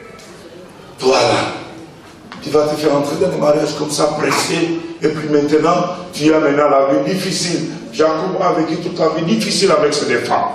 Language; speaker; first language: French; non-native, local second language; Lingala